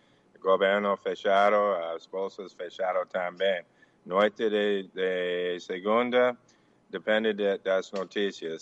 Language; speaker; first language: Portuguese; non-native, fluent; English